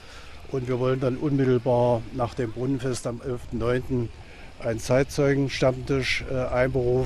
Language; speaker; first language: German; native; German